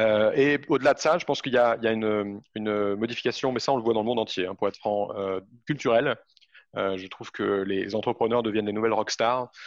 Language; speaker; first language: French; native; French